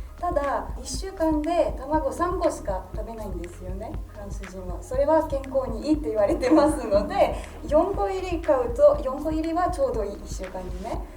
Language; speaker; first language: Japanese; non-native, fluent; French